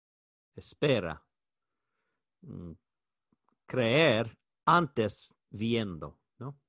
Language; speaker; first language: Spanish; non-native, learner; English